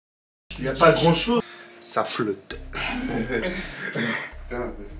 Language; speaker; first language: French; native; French